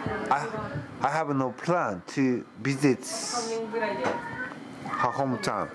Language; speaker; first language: English; non-native, learner; Japanese